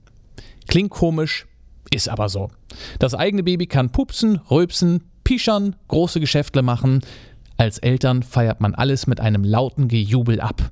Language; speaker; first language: German; native; German